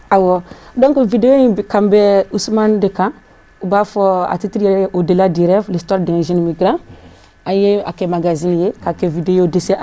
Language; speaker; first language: French; non-native, local second language; Bambara